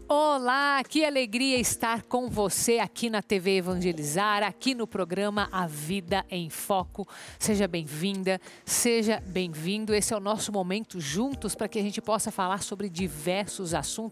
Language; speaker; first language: Portuguese; native; Portuguese